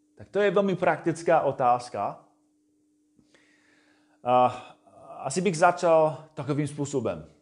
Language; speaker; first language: Czech; non-native, fluent; English